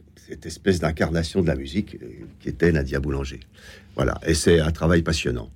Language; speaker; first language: French; native; French